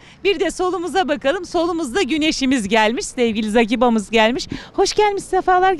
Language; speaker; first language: Turkish; native; Turkish